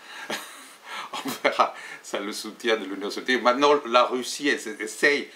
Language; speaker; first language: French; non-native, fluent; Spanish